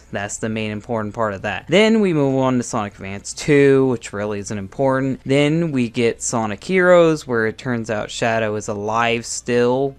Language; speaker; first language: English; native; English